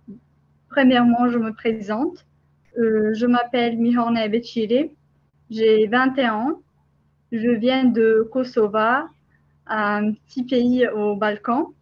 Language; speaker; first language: French; non-native, fluent; Albanian